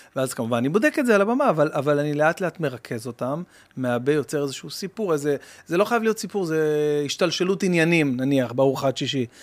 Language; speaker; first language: Hebrew; native; Hebrew